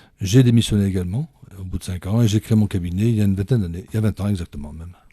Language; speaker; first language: French; native; French